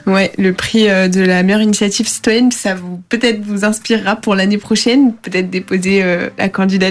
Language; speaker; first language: French; native; French